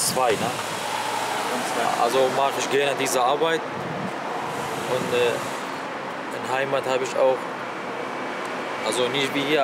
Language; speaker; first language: German; non-native, learner; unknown